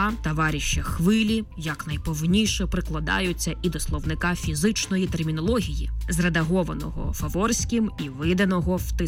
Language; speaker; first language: Ukrainian; native; Ukrainian